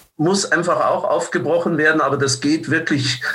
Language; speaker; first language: German; native; German